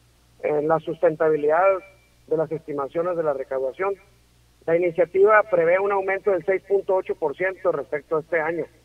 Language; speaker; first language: Spanish; native; Spanish